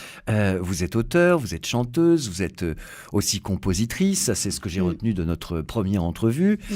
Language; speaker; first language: French; native; French